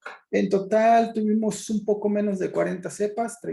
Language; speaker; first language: Spanish; native; Spanish